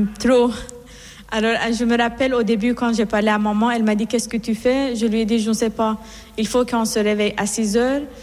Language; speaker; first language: French; non-native, fluent; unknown